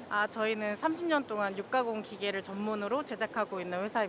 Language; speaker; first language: Korean; native; Korean